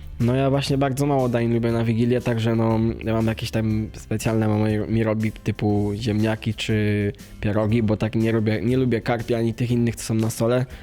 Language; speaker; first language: Polish; native; Polish